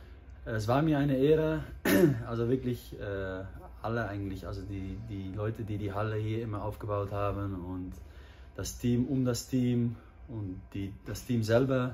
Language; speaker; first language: German; non-native, fluent; Dutch